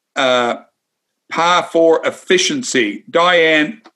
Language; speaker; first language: English; native; English